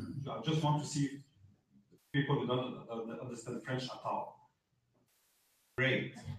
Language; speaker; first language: English; non-native, fluent; French